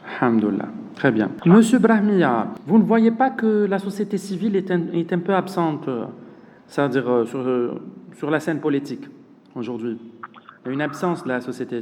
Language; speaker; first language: French; non-native, local second language; Arabic